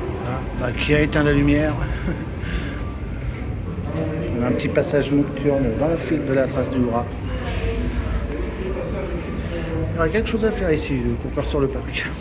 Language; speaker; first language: French; native; French